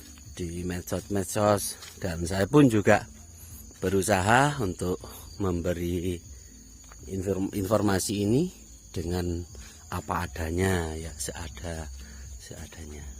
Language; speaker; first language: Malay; non-native, local second language; Javanese